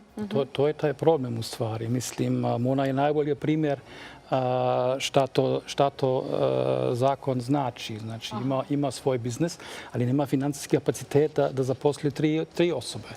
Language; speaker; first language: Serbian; non-native, learner; German